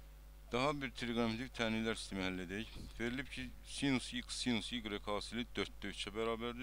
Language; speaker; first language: Azerbaijani; native; Azerbaijani